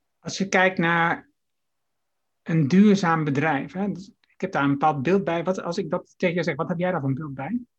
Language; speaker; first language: Dutch; native; Dutch